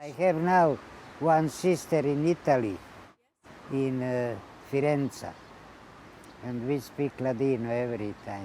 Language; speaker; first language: English; non-native, learner; Ladino